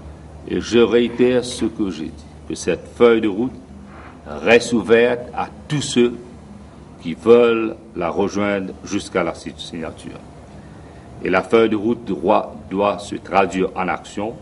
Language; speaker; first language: French; non-native, local second language; Morisyen